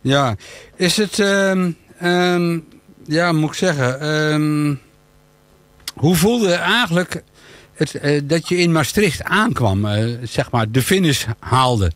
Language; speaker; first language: Dutch; native; Dutch